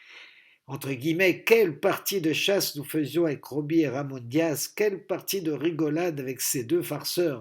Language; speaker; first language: French; native; French